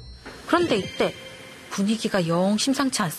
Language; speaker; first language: Korean; native; Korean